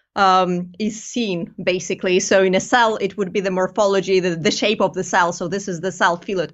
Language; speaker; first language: English; non-native, fluent; Greek